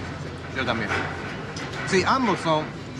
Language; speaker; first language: Spanish; non-native, learner; Japanese